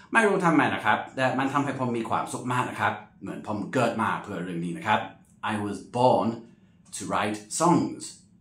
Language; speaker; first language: Thai; non-native, fluent; English